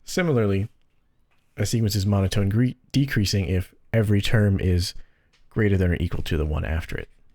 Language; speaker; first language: English; native; English